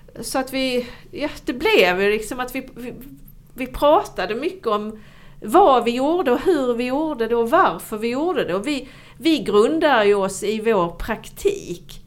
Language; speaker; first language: Swedish; native; Swedish